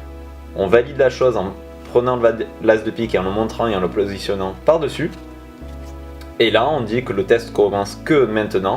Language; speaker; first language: French; native; French